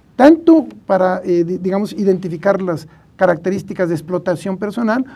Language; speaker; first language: Spanish; native; Spanish